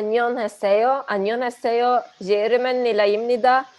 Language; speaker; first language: Korean; non-native, learner; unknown